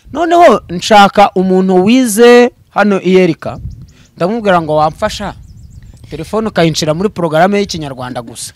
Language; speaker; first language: Kinyarwanda; native; Kinyarwanda